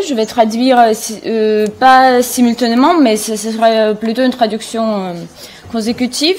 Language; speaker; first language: French; non-native, fluent; Russian